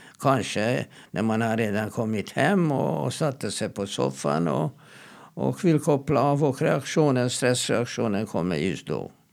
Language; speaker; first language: Swedish; non-native, fluent; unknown